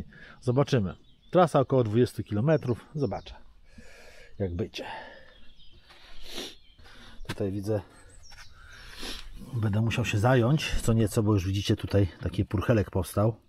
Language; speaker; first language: Polish; native; Polish